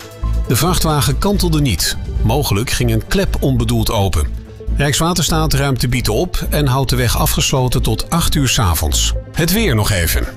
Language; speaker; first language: Dutch; native; Dutch